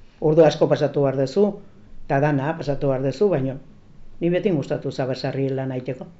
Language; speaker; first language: Basque; native; Basque